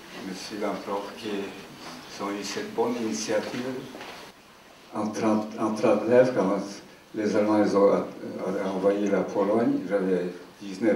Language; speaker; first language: French; non-native, fluent; Polish